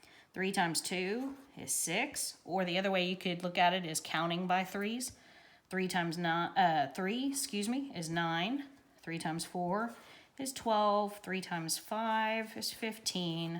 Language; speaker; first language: English; native; English